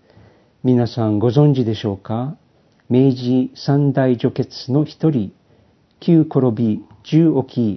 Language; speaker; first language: Japanese; early bilingual, heritage; Japanese